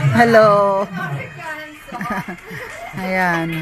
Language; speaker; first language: Filipino; native; Filipino